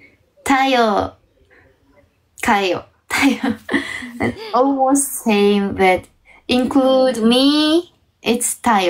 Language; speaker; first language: English; non-native, fluent; Japanese